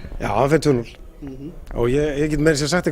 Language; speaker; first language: Icelandic; native; Icelandic